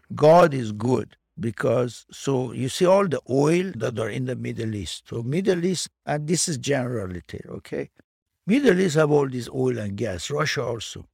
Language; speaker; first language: English; non-native, fluent; Persian